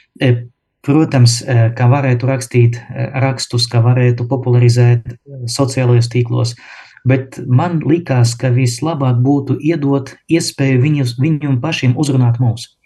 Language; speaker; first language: Latvian; non-native, local second language; Russian